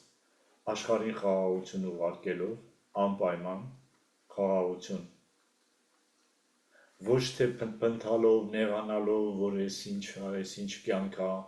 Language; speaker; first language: Armenian; native; Armenian